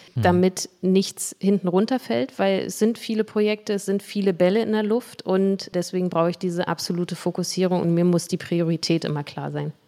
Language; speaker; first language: German; native; German